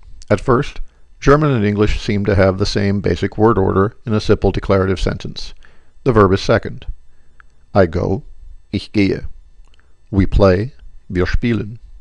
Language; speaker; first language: English; native; English